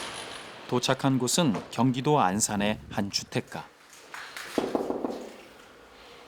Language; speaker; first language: Korean; native; Korean